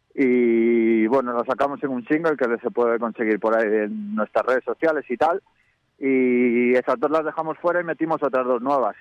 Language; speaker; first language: Spanish; native; Spanish